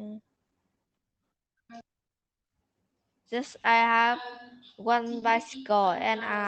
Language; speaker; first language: English; non-native, learner; Vietnamese